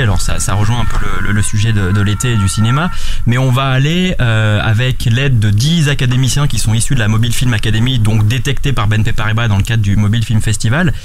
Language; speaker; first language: French; native; French